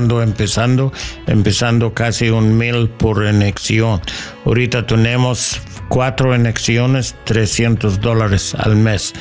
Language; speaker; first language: Spanish; non-native, learner; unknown